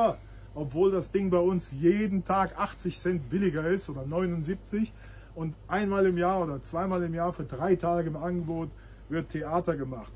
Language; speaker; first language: German; native; German